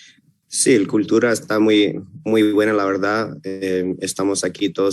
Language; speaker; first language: Spanish; early bilingual, heritage; Spanish